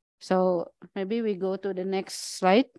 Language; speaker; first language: English; non-native, learner; Indonesian